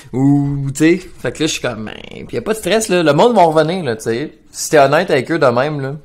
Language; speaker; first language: French; native; French